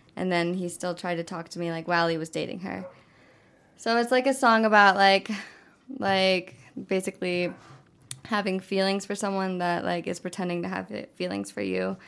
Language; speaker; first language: English; native; English